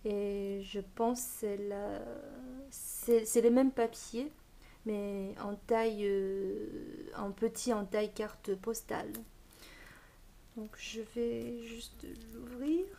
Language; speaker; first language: French; non-native, fluent; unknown